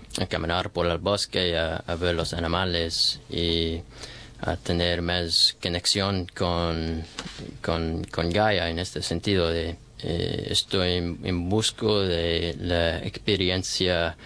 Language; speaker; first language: Spanish; non-native, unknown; English